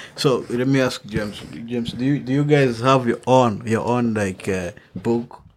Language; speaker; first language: English; non-native, local second language; Kinyarwanda